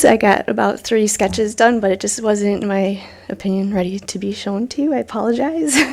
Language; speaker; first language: English; native; English